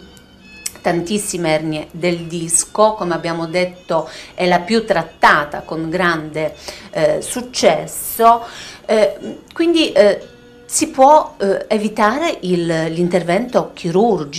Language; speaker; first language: Italian; native; Italian